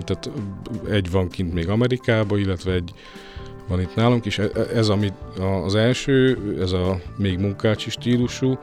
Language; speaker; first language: Hungarian; native; Hungarian